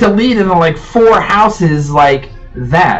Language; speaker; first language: English; native; English